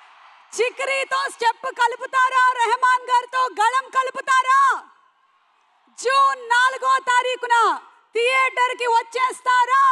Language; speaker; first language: Telugu; native; Telugu